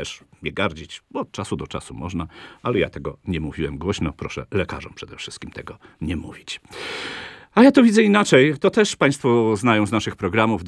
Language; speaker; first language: Polish; native; Polish